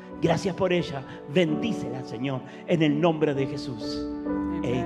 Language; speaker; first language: Spanish; native; Spanish